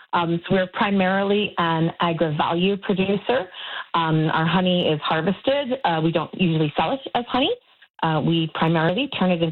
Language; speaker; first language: English; native; English